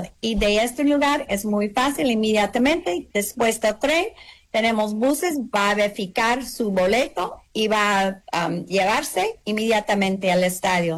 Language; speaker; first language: Spanish; early bilingual, heritage; English